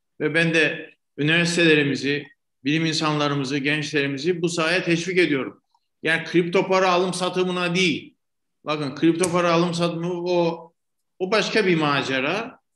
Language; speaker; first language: Turkish; native; Turkish